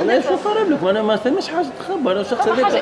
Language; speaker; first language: Arabic; native; Arabic